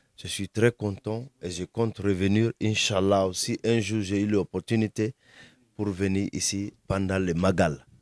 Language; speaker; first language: French; non-native, fluent; Fula